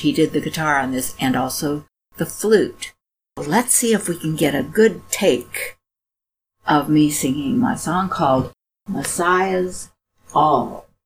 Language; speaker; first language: English; native; English